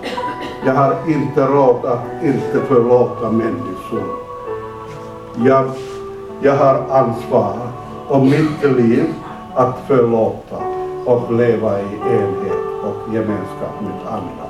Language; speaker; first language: Swedish; non-native, fluent; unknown